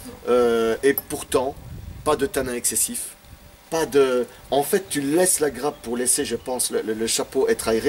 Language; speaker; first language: French; native; French